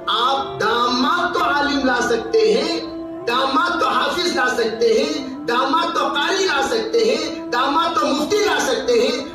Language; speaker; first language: Urdu; native; Urdu